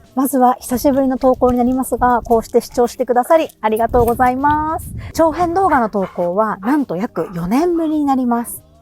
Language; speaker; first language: Japanese; native; Japanese